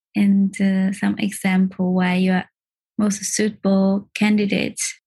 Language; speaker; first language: English; non-native, learner; Chinese